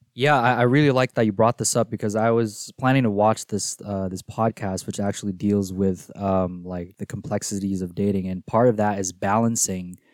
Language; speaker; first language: English; non-native, local second language; Filipino